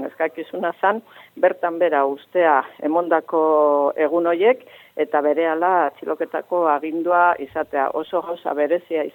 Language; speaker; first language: Basque; native; Basque